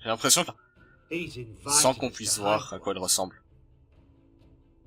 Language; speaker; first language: French; native; French